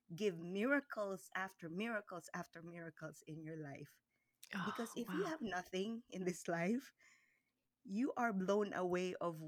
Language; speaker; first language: English; non-native, local second language; Cebuano